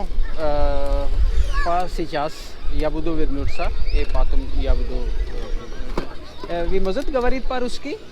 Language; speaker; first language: Russian; non-native, learner; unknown